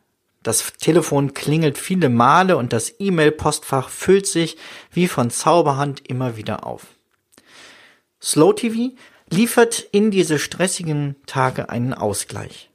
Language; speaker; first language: German; native; German